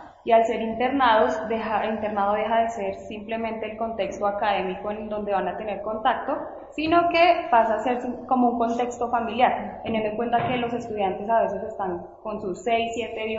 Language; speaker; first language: Spanish; native; Spanish